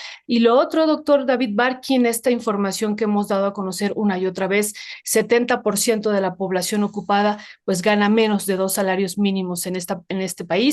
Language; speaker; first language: Spanish; native; Spanish